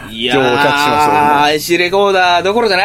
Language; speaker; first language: Japanese; native; Japanese